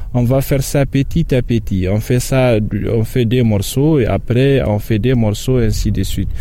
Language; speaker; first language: French; non-native, local second language; Tamasheq